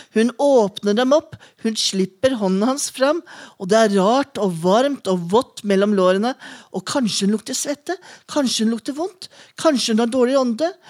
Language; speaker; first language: Norwegian; native; Norwegian